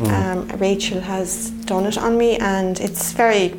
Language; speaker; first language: English; native; English